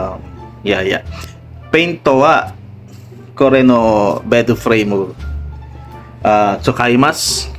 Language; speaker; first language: Japanese; non-native, learner; Filipino